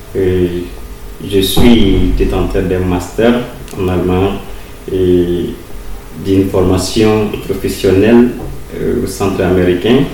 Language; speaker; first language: French; non-native, local second language; Bambara